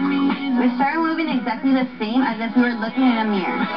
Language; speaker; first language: English; early bilingual, other home language; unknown